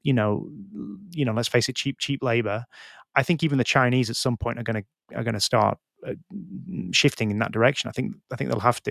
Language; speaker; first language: English; native; English